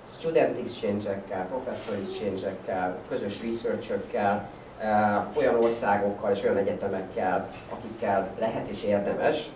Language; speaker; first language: Hungarian; native; Hungarian